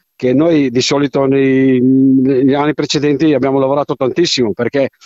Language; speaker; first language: Italian; non-native, fluent; Macedonian